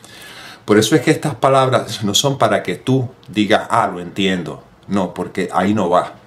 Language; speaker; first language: Spanish; native; Spanish